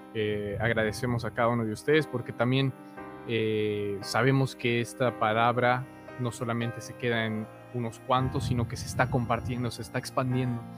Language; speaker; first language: Spanish; native; Spanish